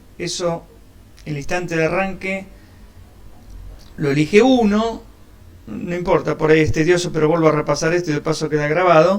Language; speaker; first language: Spanish; native; Spanish